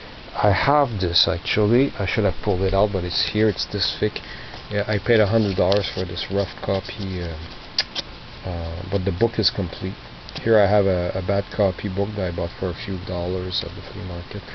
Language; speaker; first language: English; non-native, local second language; French